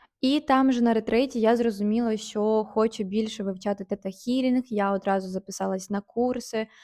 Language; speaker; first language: Ukrainian; native; Ukrainian